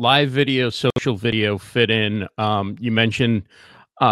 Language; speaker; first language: English; native; English